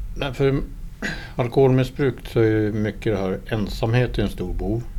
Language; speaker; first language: Swedish; native; Swedish